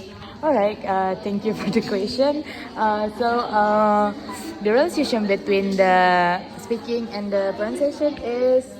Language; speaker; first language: English; non-native, learner; Indonesian